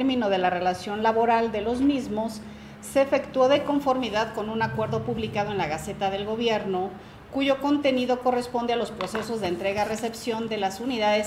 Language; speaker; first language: Spanish; native; Spanish